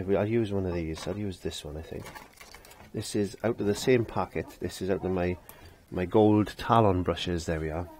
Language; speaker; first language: English; native; English